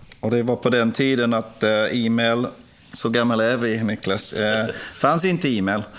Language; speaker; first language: Swedish; non-native, fluent; English